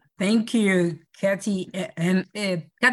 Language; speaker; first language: English; non-native, local second language; Spanish